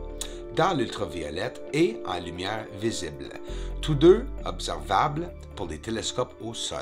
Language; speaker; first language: French; native; French